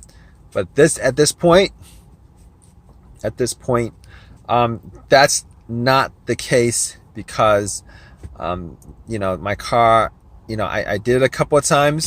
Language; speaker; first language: English; native; English